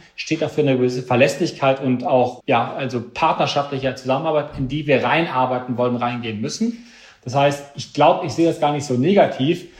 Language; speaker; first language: German; native; German